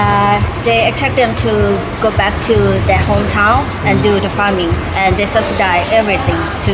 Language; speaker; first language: English; non-native, learner; Thai